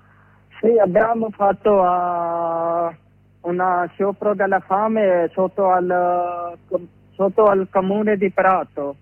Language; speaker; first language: Italian; non-native, learner; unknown